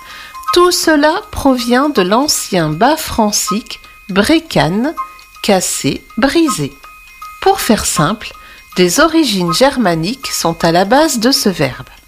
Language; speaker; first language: French; native; French